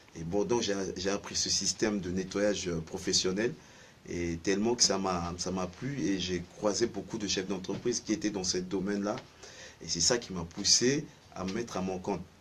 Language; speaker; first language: French; non-native, local second language; Sango